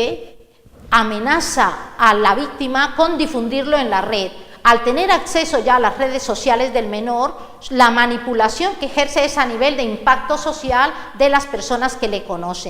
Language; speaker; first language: Spanish; native; Spanish